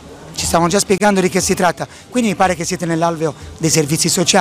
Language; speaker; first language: Italian; native; Italian